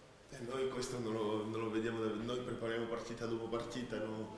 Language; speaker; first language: Italian; non-native, fluent; French